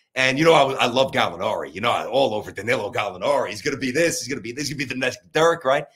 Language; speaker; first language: English; native; English